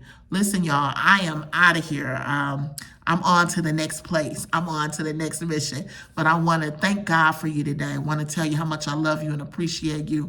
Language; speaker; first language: English; native; English